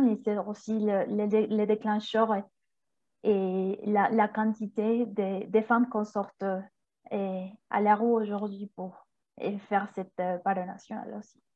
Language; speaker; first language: French; non-native, fluent; Spanish